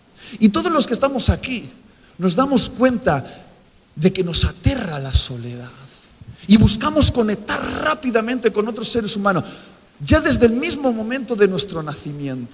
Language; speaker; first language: Spanish; native; Spanish